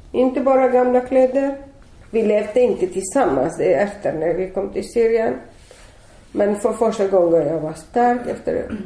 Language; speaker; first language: Swedish; non-native, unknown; Arabic